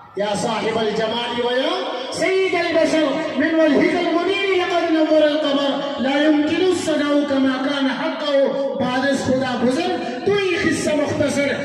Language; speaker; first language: Urdu; native; Urdu